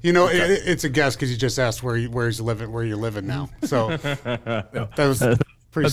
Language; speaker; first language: English; native; English